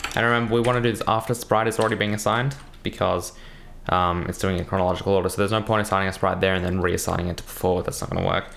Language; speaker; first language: English; early bilingual, other home language; Russian